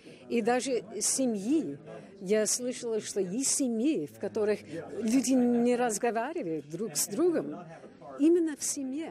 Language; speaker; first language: Russian; non-native, fluent; English